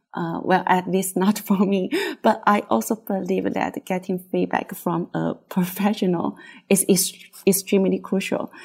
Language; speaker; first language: English; non-native, fluent; Chinese